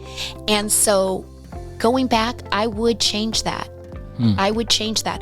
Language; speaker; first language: English; native; English